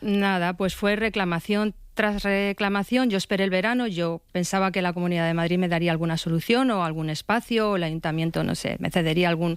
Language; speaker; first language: Spanish; native; Spanish